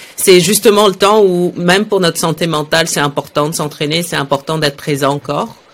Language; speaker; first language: French; early bilingual, other home language; Arabic